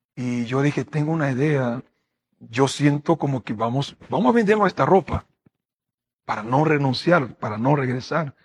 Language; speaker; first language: Spanish; non-native, fluent; Portuguese